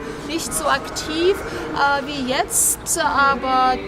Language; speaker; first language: German; non-native, fluent; Georgian